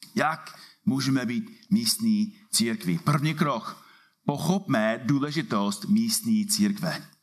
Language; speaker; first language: Czech; non-native, fluent; English